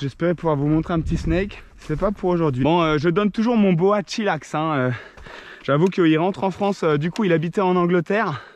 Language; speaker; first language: French; native; French